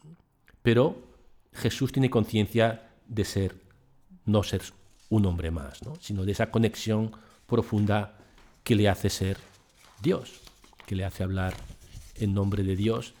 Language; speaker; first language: Spanish; native; Spanish